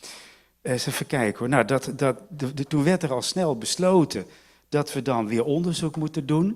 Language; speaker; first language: Dutch; native; Dutch